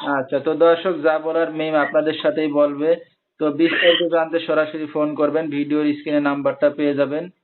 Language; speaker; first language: Bangla; native; Bangla